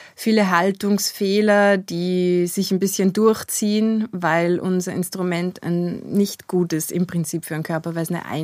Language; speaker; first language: German; native; German